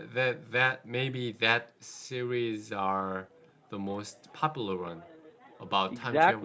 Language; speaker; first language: English; non-native, learner; Korean